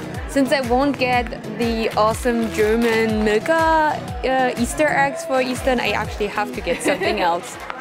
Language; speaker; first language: English; non-native, fluent; German